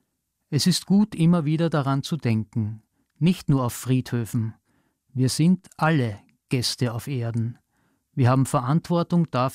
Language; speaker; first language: German; native; German